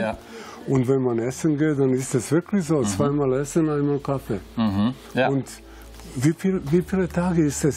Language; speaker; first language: German; non-native, fluent; Serbian